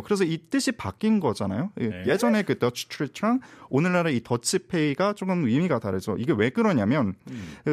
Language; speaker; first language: Korean; native; Korean